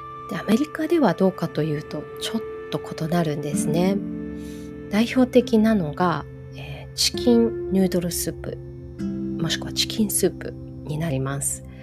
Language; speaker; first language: Japanese; early bilingual, other home language; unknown